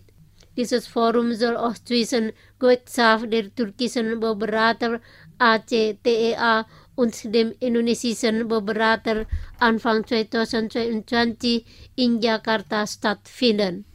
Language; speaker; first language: German; non-native, fluent; Indonesian